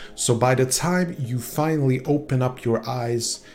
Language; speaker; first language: English; non-native, fluent; Swedish